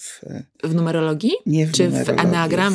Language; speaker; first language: Polish; native; Polish